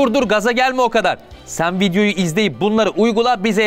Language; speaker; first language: Turkish; native; Turkish